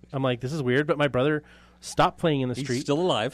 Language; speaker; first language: English; native; English